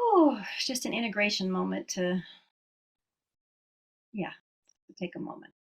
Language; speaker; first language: English; native; English